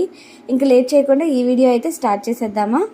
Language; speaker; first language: Telugu; native; Telugu